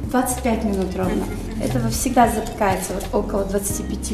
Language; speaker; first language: Russian; native; Russian